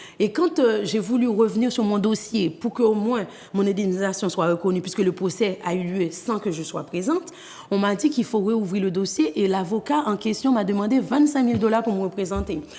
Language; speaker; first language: French; non-native, local second language; Haitian Creole